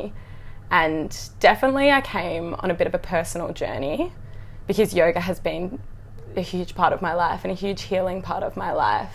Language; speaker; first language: English; native; English